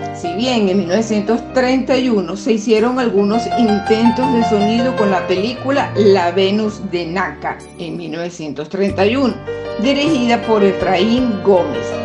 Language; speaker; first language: Spanish; native; Spanish